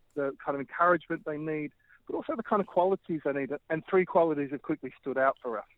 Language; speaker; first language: English; native; English